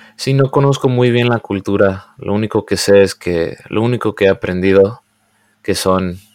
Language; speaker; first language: Spanish; early bilingual, heritage; Spanish